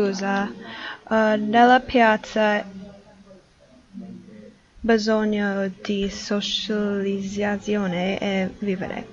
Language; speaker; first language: Italian; non-native, learner; English